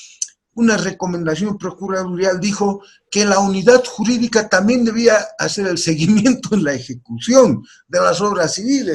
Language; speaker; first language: Spanish; native; Spanish